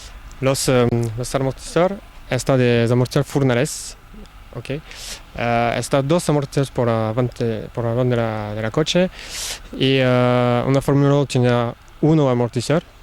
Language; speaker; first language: Spanish; early bilingual, heritage; French